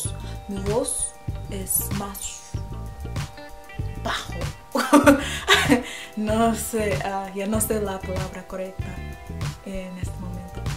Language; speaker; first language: Spanish; non-native, learner; English